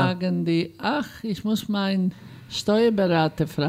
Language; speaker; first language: German; non-native, fluent; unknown